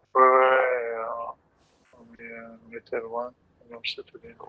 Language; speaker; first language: French; non-native, learner; Dutch